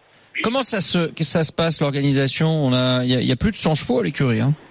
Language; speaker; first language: French; native; French